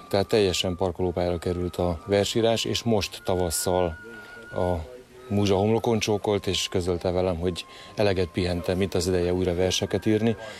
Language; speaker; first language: Hungarian; native; Hungarian